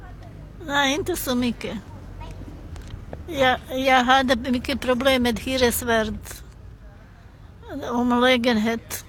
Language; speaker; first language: Swedish; non-native, learner; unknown